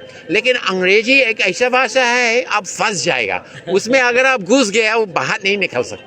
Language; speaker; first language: Hindi; non-native, fluent; English